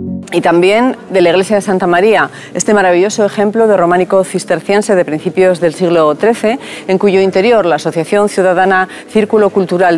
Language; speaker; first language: Spanish; native; Spanish